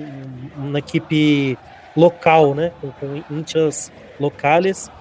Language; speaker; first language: Portuguese; native; Portuguese